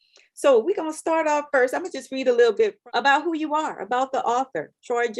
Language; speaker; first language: English; native; English